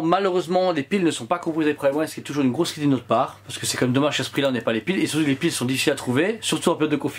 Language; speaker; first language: French; native; French